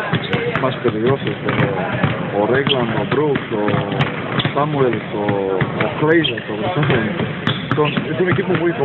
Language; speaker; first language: Spanish; non-native, fluent; Serbian